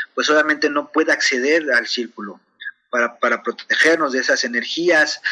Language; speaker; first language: Spanish; native; Spanish